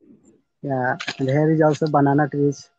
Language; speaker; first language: English; non-native, learner; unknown